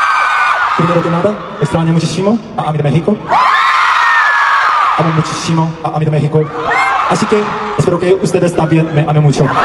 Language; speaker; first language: Spanish; non-native, learner; Korean